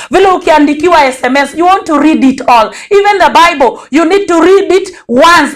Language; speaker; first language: English; non-native, local second language; Swahili